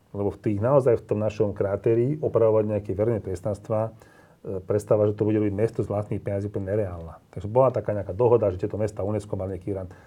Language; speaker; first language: Slovak; native; Slovak